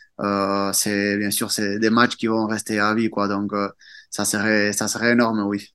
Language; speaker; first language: French; non-native, fluent; Spanish